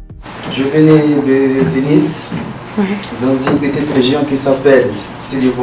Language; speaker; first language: French; non-native, learner; Arabic